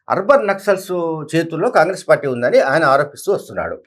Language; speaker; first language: Telugu; native; Telugu